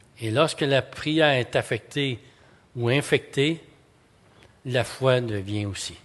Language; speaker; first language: French; native; French